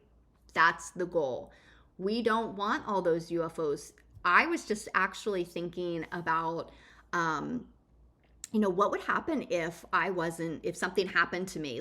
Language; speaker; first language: English; native; English